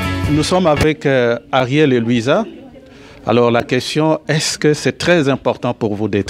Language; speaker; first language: French; native; French